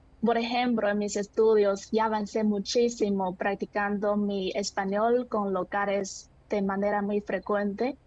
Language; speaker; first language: Spanish; non-native, fluent; Chinese